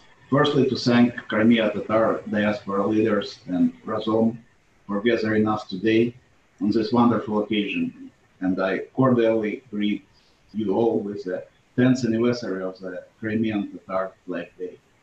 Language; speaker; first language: English; non-native, fluent; Ukrainian